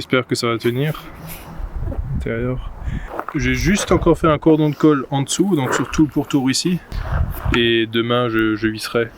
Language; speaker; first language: French; native; French